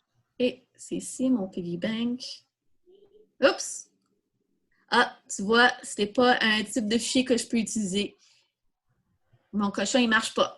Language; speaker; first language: French; native; French